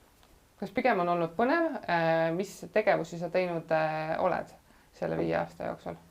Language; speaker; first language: Estonian; native; Estonian